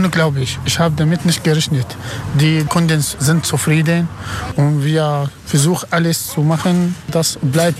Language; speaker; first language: German; non-native, learner; Arabic